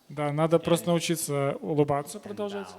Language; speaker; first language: Russian; native; Russian